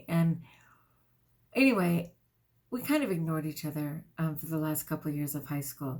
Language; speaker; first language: English; native; English